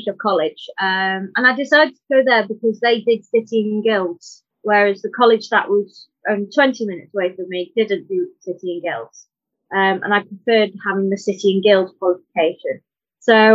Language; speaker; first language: English; native; English